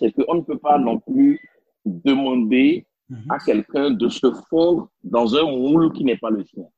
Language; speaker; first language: French; non-native, local second language; Spanish